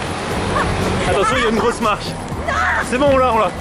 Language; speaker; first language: French; native; French